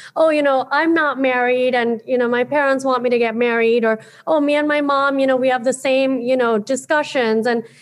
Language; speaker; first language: English; native; English